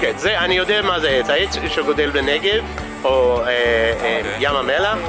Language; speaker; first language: Hebrew; non-native, fluent; English